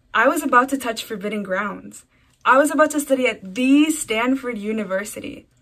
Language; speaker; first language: English; early bilingual, other home language; Spanish